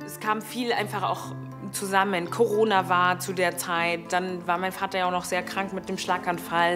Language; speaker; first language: German; early bilingual, other home language; Wolof